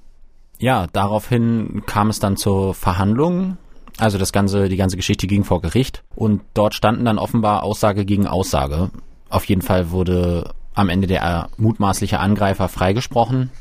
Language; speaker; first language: German; native; German